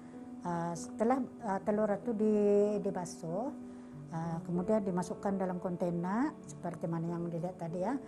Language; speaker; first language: Malay; native; Malay